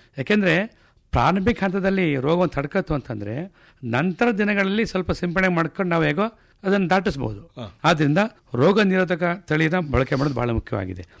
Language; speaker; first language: Kannada; native; Kannada